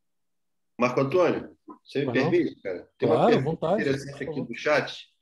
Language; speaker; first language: Portuguese; native; Portuguese